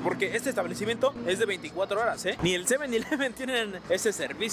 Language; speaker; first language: Spanish; native; Spanish